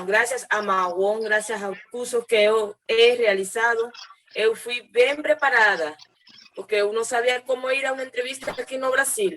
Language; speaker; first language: Portuguese; non-native, learner; Spanish